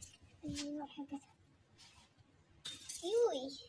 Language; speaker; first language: Arabic; non-native, learner; Bangla